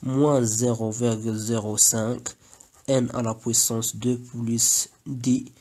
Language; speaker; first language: French; non-native, local second language; Arabic